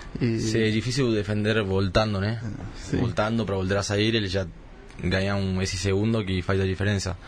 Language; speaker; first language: Portuguese; early bilingual, heritage; Spanish